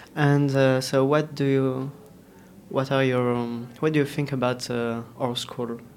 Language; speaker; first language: English; non-native, learner; French